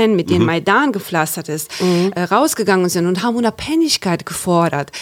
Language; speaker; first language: German; non-native, fluent; Ukrainian